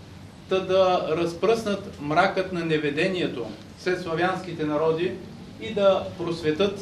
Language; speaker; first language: Bulgarian; native; Bulgarian